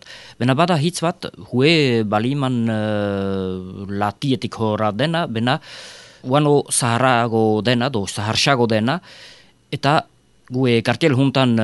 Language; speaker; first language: Basque; native; Basque